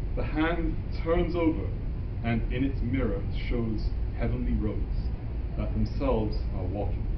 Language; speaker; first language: English; native; English